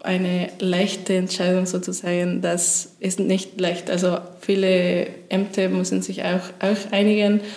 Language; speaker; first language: German; non-native, fluent; Spanish